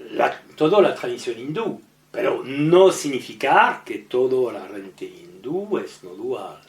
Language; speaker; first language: Spanish; non-native, learner; French